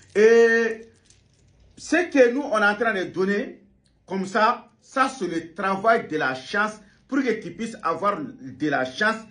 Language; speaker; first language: French; non-native, local second language; Bambara